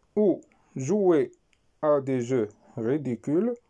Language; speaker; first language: French; non-native, local second language; Arabic